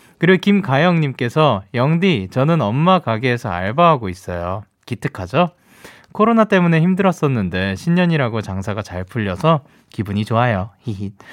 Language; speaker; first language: Korean; early bilingual, heritage; Korean